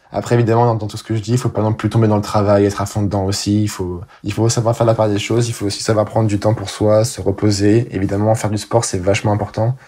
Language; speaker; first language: French; native; French